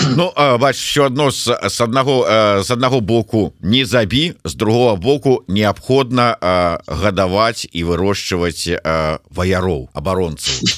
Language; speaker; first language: Belarusian; non-native, local second language; Russian